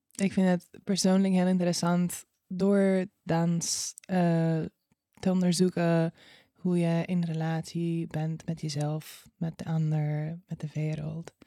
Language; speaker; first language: Dutch; non-native, fluent; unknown